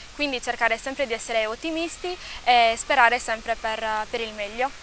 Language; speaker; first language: Italian; early bilingual, other home language; Portuguese